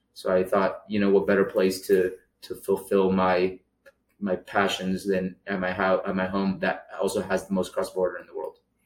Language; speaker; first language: English; early bilingual, other home language; Spanish